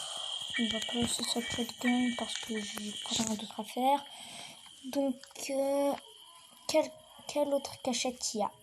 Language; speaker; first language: French; native; French